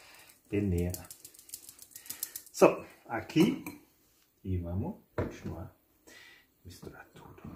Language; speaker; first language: Portuguese; non-native, learner; German